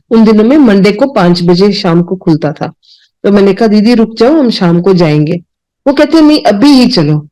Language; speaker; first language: Hindi; non-native, local second language; Punjabi